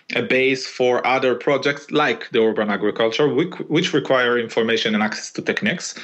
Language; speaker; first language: English; non-native, fluent; Hebrew